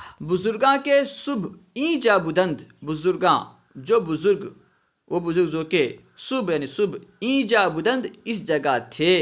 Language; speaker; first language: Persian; non-native, fluent; Urdu